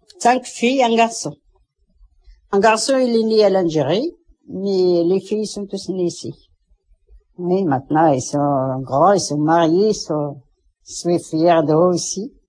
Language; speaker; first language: French; non-native, learner; Kabyle